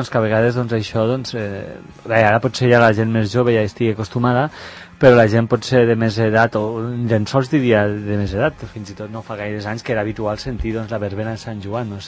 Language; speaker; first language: Catalan; native; Catalan